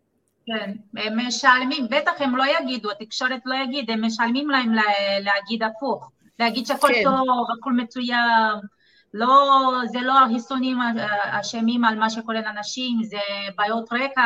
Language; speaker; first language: Hebrew; non-native, fluent; Portuguese